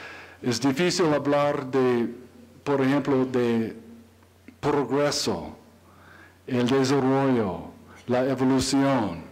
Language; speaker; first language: Spanish; non-native, learner; English